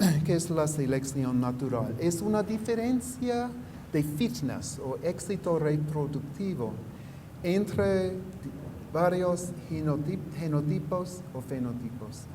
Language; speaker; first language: Spanish; non-native, fluent; English